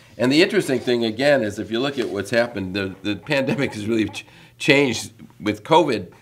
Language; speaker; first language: English; native; English